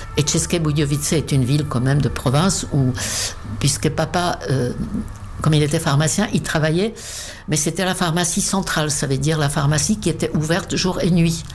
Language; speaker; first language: French; non-native, fluent; Czech